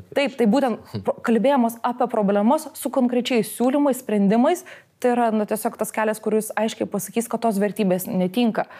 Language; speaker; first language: Lithuanian; non-native, local second language; Polish